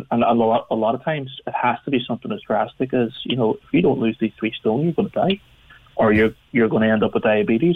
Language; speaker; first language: English; native; English